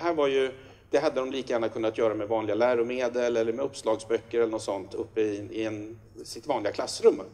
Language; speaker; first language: Swedish; native; Swedish